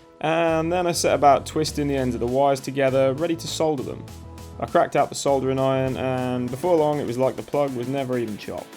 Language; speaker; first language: English; native; English